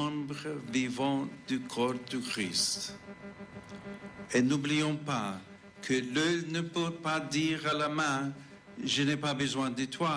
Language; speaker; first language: French; non-native, fluent; English